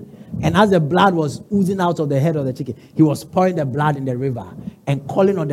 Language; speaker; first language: English; non-native, local second language; Ga